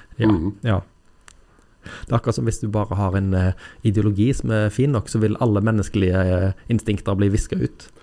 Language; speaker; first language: Norwegian; native; Norwegian